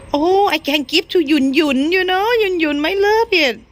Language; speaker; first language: English; non-native, learner; Thai